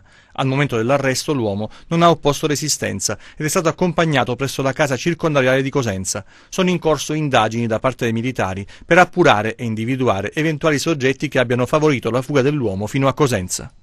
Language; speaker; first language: Italian; native; Italian